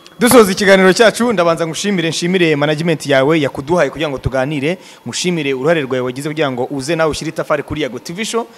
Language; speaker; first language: Kinyarwanda; native; Kinyarwanda